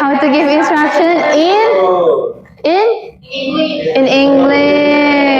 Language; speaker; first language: English; non-native, fluent; Indonesian